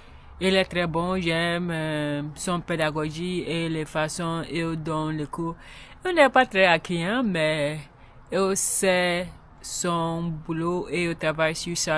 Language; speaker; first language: French; non-native, learner; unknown